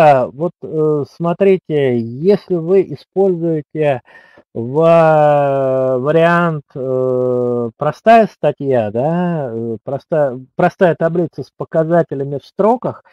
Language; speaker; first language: Russian; native; Russian